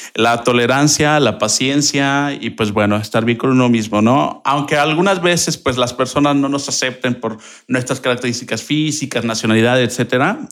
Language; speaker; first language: Spanish; native; Spanish